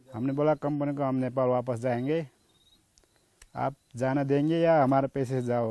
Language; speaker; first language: Hindi; non-native, learner; Nepali